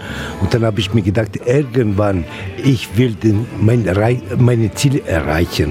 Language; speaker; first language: German; non-native, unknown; Italian